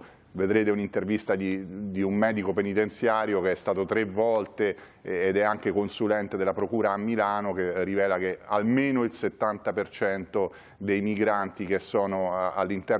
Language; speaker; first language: Italian; native; Italian